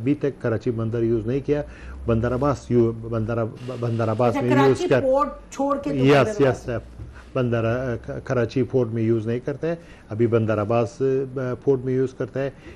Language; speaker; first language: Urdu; non-native, learner; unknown